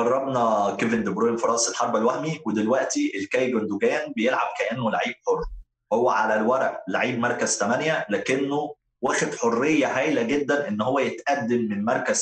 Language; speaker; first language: Arabic; native; Arabic